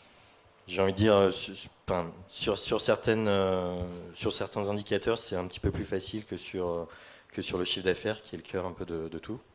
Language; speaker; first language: French; native; French